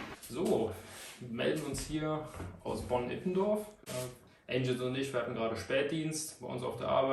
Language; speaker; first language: German; native; German